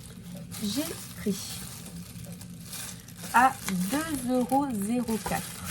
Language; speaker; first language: French; native; French